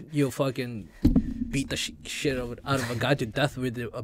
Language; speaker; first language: English; non-native, local second language; Iloko